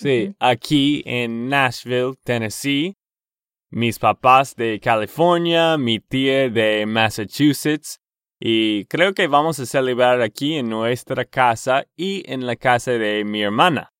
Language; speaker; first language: Spanish; non-native, learner; English